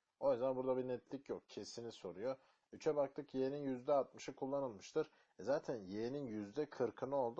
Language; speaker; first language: Turkish; native; Turkish